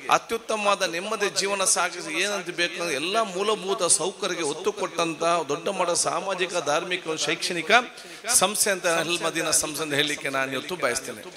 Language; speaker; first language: Kannada; non-native, local second language; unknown